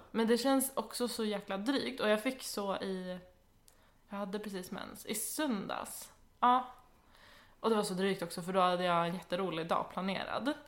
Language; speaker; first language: Swedish; native; Swedish